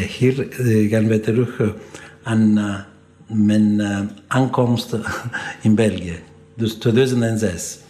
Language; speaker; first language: Dutch; non-native, fluent; Italian